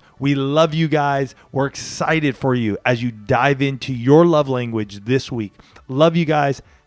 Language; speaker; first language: English; native; English